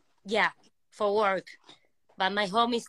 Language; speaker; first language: English; non-native, learner; Spanish